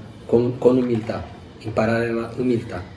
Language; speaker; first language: Italian; non-native, fluent; Portuguese